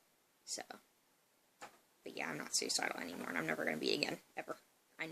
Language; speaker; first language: English; native; English